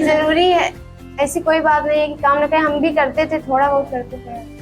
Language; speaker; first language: Hindi; native; Hindi